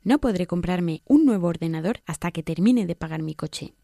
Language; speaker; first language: Spanish; native; Spanish